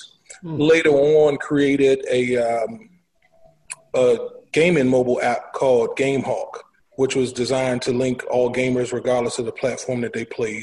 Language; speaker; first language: English; native; English